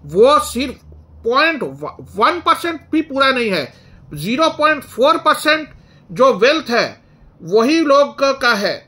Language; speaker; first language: Hindi; non-native, local second language; Bangla